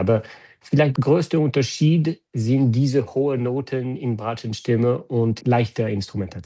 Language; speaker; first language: German; non-native, fluent; French